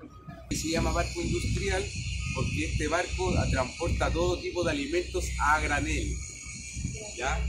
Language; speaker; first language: Spanish; native; Spanish